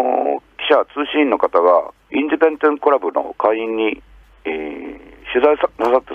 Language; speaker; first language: Japanese; native; Japanese